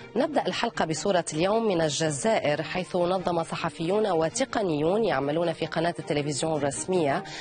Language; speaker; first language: Arabic; native; Arabic